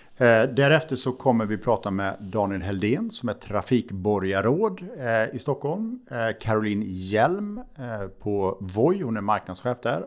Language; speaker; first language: Swedish; native; Swedish